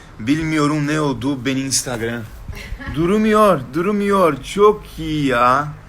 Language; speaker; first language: Turkish; non-native, learner; Portuguese